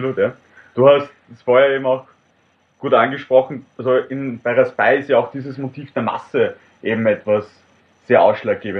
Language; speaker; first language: German; native; German